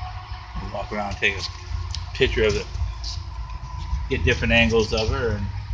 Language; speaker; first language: English; native; English